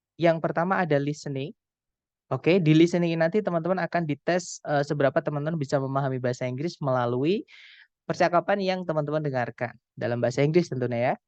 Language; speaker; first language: Indonesian; non-native, local second language; Javanese